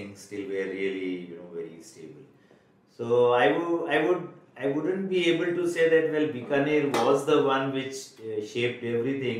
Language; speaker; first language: English; non-native, local second language; Marwari